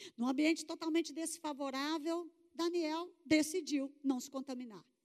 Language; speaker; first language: Portuguese; native; Portuguese